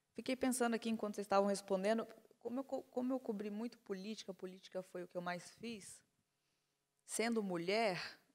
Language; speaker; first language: Portuguese; native; Portuguese